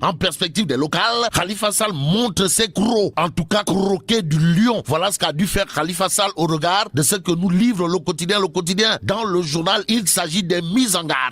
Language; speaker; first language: French; non-native, local second language; Wolof